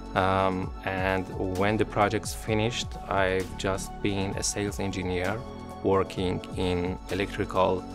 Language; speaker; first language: English; non-native, fluent; Persian